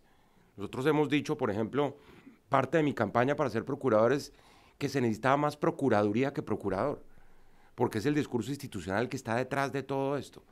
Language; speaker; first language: Spanish; native; Spanish